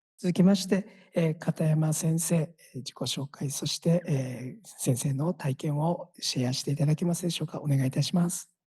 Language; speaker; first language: Japanese; native; Japanese